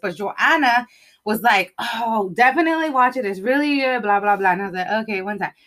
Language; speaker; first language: English; early bilingual, other home language; Spanish